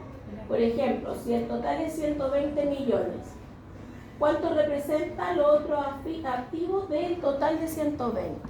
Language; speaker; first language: Spanish; native; Spanish